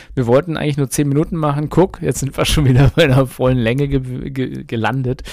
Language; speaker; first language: German; native; German